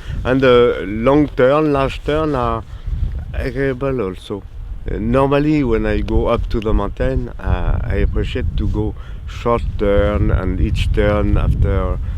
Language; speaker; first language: English; non-native, learner; French